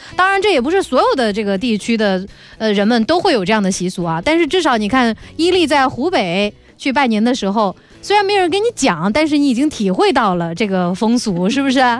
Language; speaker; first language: Chinese; native; Chinese